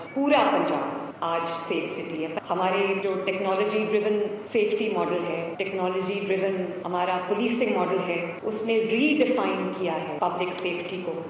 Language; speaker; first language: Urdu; native; Urdu